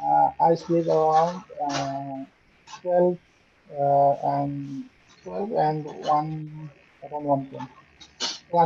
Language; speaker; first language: English; non-native, learner; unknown